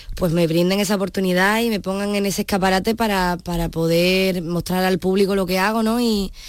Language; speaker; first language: Spanish; native; Spanish